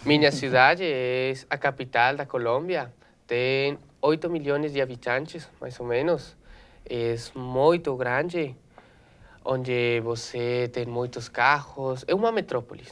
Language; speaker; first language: Portuguese; non-native, learner; Spanish